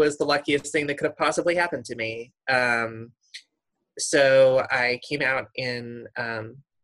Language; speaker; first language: English; native; English